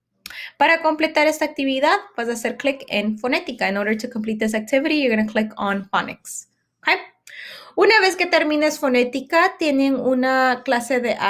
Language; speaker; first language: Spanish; early bilingual, heritage; Spanish